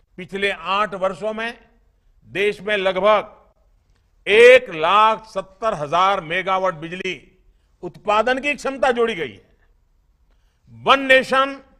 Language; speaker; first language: Hindi; non-native, local second language; Gujarati